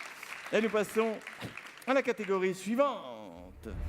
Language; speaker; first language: French; native; French